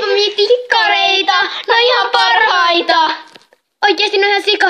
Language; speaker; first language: Finnish; native; Finnish